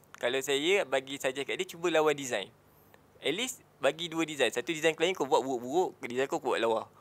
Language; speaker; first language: Malay; native; Malay